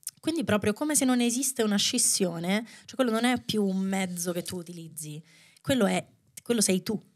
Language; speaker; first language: Italian; native; Italian